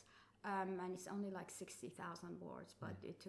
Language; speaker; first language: English; non-native, fluent; Persian